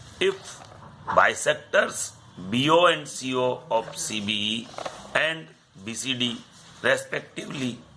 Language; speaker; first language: English; non-native, local second language; Hindi